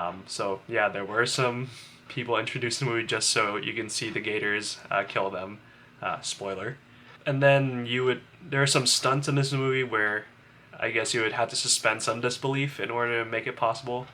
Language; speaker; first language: English; native; English